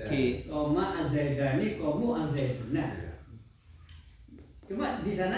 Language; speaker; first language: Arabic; non-native, learner; Indonesian